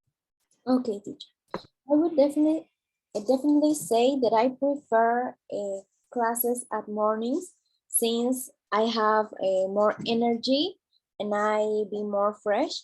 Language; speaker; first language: English; non-native, learner; Spanish